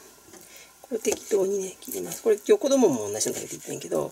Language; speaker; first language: Japanese; native; Japanese